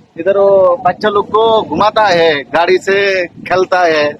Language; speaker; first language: Hindi; non-native, learner; Bangla